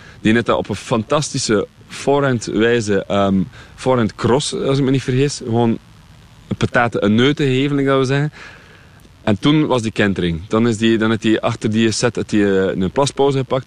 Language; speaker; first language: Dutch; native; Dutch